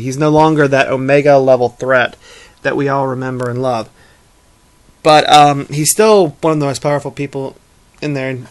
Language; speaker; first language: English; native; English